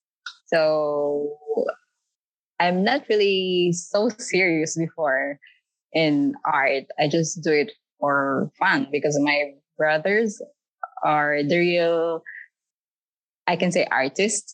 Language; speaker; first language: English; non-native, local second language; Filipino